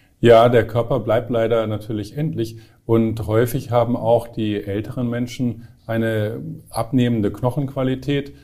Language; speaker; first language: German; native; German